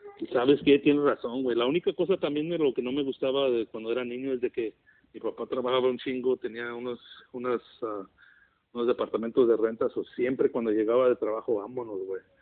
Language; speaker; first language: Spanish; early bilingual, heritage; Spanish